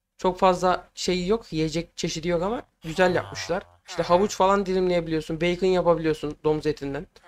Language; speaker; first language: Turkish; native; Turkish